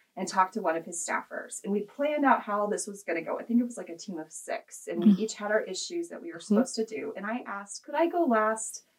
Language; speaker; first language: English; native; English